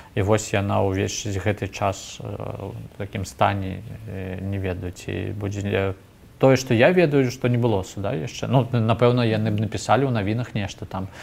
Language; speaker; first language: Belarusian; non-native, local second language; Russian